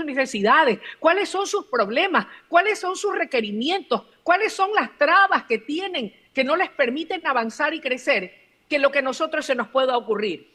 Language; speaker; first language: Spanish; native; Spanish